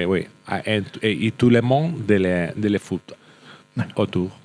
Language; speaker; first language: French; non-native, learner; Spanish